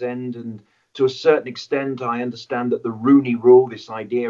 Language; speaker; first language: English; native; English